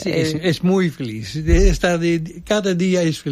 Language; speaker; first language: Spanish; non-native, learner; Dutch